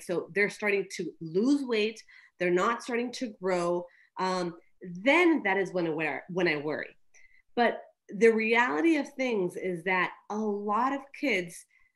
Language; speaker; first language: English; early bilingual, other home language; Spanish